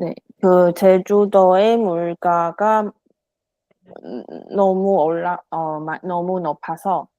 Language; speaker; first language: Korean; non-native, learner; Chinese